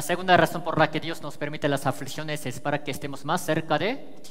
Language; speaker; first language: Spanish; native; Spanish